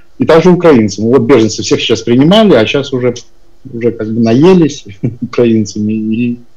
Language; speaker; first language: Russian; native; Russian